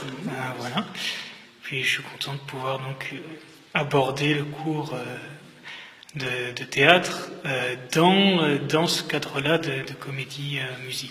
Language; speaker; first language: French; native; French